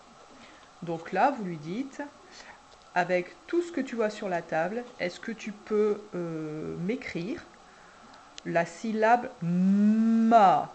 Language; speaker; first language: French; native; French